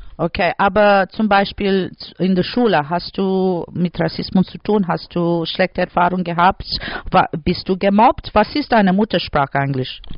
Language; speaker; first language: German; non-native, learner; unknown